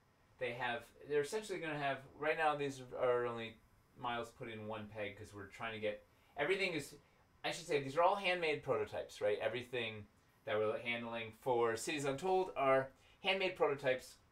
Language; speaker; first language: English; native; English